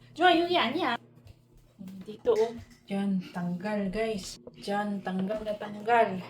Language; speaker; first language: Filipino; non-native, local second language; Cebuano